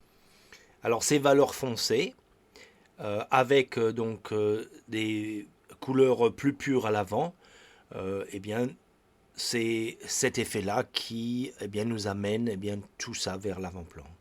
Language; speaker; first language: French; native; French